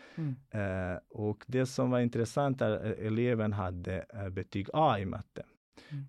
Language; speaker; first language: Swedish; non-native, fluent; Bosnian